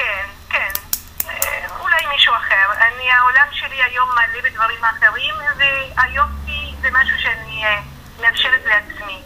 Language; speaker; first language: Hebrew; non-native, fluent; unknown